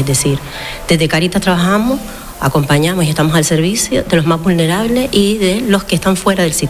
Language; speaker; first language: Spanish; native; Spanish